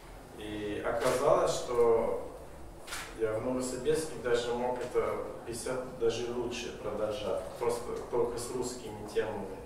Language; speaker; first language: Russian; non-native, fluent; German